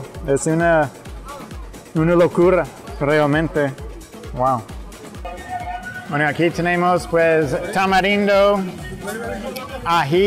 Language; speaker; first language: Spanish; non-native, fluent; English